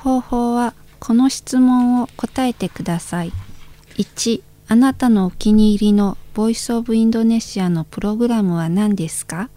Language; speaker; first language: Japanese; non-native, learner; Indonesian